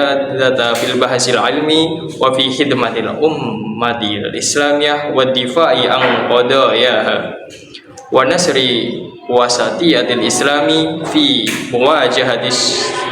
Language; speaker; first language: Arabic; non-native, learner; Indonesian